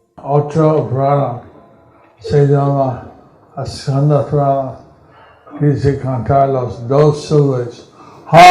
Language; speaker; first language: Spanish; non-native, learner; English